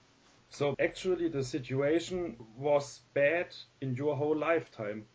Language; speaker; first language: English; non-native, fluent; German